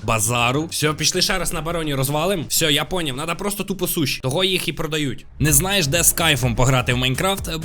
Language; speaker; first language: Ukrainian; non-native, local second language; Russian